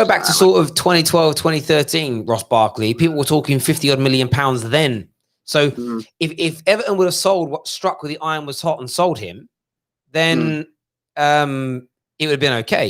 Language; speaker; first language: English; native; English